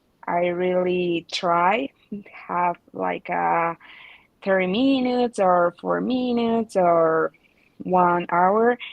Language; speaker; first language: English; non-native, learner; Spanish